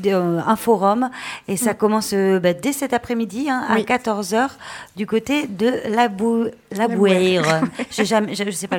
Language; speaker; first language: French; native; French